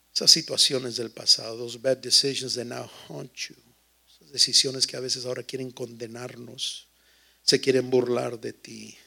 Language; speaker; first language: Spanish; early bilingual, heritage; Spanish